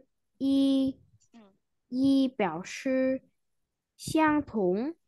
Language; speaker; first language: Chinese; non-native, learner; Vietnamese